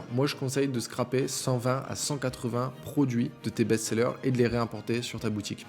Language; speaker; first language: French; native; French